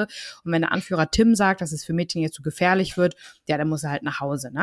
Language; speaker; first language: German; native; German